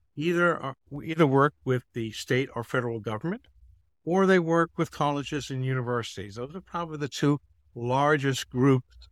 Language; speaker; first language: English; native; English